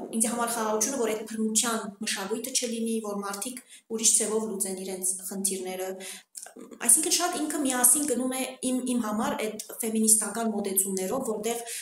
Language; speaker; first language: Armenian; early bilingual, heritage; Armenian